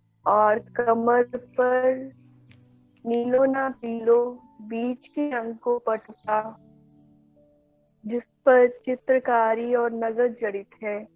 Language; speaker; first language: Hindi; native; Hindi